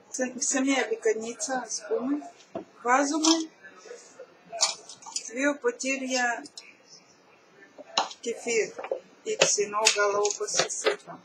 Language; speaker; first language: Greek; non-native, learner; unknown